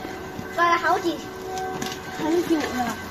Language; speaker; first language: Chinese; early bilingual, heritage; Chinese